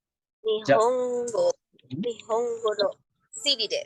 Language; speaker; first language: Japanese; non-native, learner; Indonesian